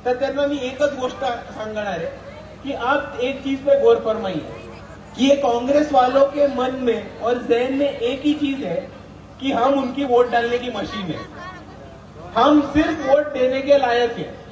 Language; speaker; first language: Hindi; non-native, local second language; Marathi